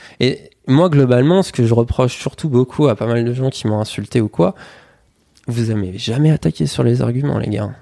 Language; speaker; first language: French; native; French